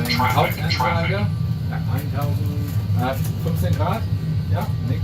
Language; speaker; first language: German; non-native, learner; English